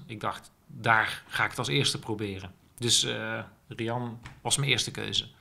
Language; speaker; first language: Dutch; native; Dutch